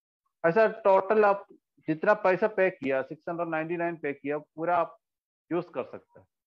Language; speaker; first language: Hindi; non-native, local second language; Malayalam